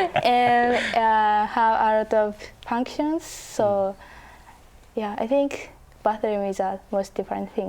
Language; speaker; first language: English; non-native, learner; Japanese